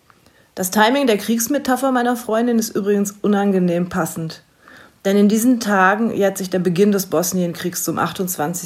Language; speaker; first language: German; native; German